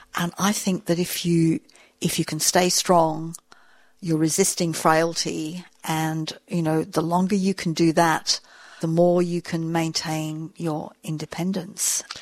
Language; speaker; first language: English; native; English